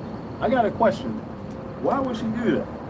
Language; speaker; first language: English; native; English